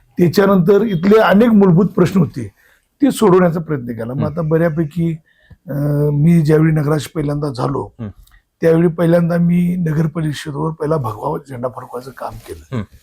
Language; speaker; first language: Marathi; native; Marathi